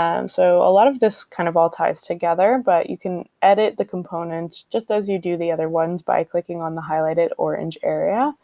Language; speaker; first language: English; native; English